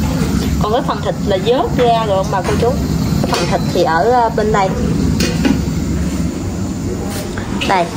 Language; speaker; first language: Vietnamese; native; Vietnamese